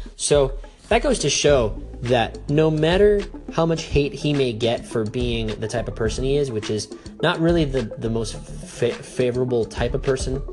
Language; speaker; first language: English; native; English